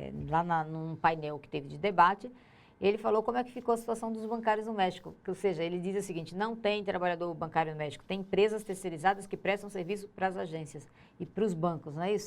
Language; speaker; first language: Portuguese; native; Portuguese